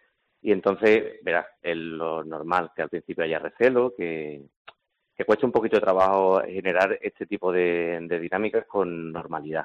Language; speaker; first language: Spanish; native; Spanish